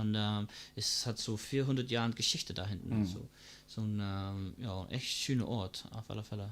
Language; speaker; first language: German; non-native, fluent; English